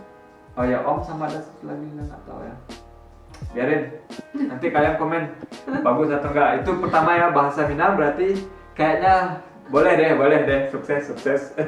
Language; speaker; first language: Indonesian; early bilingual, heritage; Indonesian